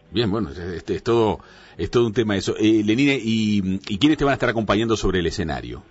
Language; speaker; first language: Spanish; native; Spanish